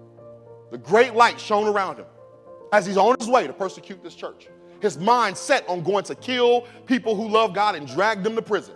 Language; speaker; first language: English; native; English